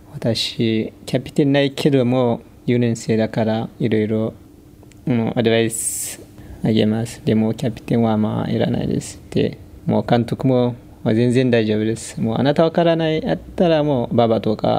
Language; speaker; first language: Japanese; non-native, learner; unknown